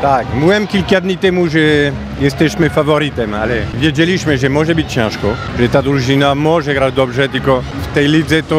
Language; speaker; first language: Polish; non-native, fluent; French